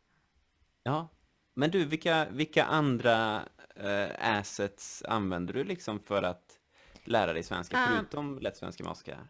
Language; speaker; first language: Swedish; native; Swedish